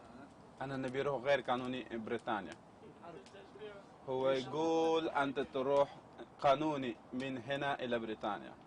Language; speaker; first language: Arabic; non-native, learner; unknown